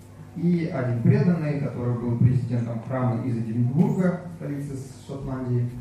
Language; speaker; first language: Russian; native; Russian